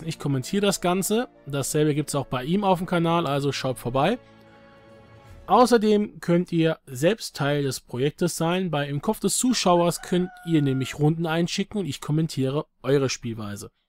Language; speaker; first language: German; native; German